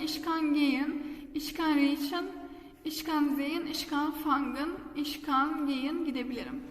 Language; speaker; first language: German; non-native, fluent; Turkish